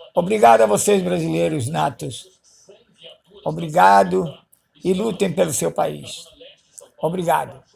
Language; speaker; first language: Portuguese; early bilingual, other home language; Spanish